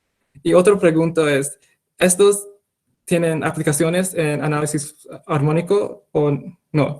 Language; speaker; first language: Spanish; non-native, fluent; English